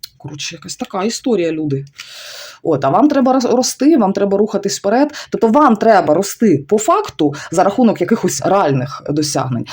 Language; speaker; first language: Ukrainian; non-native, local second language; Russian